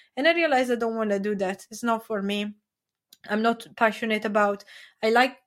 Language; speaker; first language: English; non-native, fluent; Italian